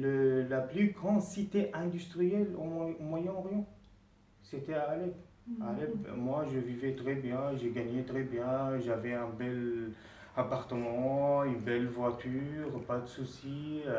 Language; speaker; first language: French; non-native, fluent; Arabic